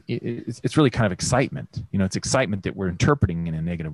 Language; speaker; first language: English; native; English